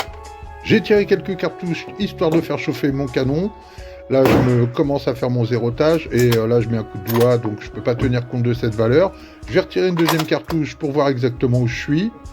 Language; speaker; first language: French; native; French